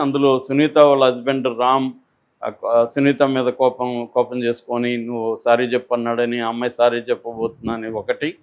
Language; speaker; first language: Telugu; native; Telugu